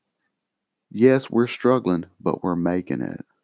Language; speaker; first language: English; native; English